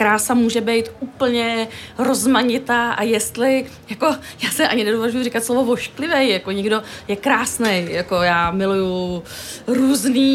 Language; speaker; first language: Czech; native; Czech